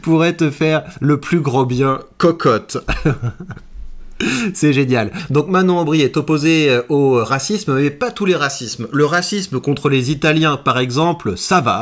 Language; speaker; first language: French; native; French